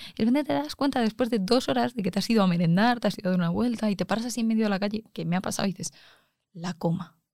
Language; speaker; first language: Spanish; native; Spanish